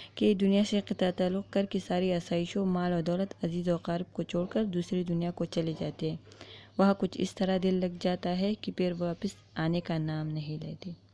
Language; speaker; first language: Urdu; non-native, local second language; Pashto